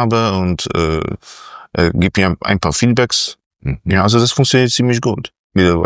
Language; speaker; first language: German; non-native, fluent; Polish